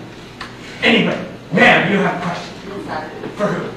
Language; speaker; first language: English; native; English